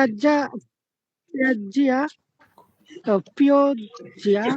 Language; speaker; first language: Italian; non-native, learner; Bangla